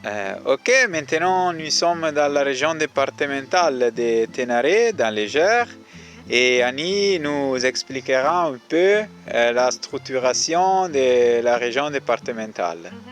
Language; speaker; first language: French; non-native, learner; Italian